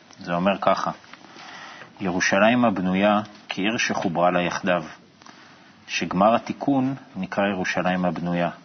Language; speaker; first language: Hebrew; native; Hebrew